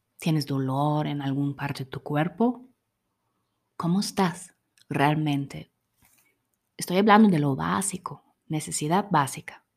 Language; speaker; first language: Spanish; non-native, fluent; German